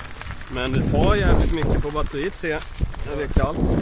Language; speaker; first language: Swedish; native; Swedish